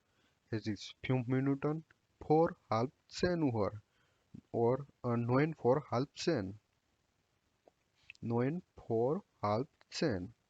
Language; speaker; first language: German; non-native, learner; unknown